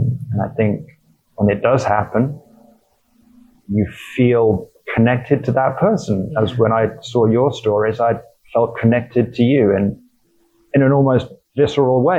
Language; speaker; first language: English; native; English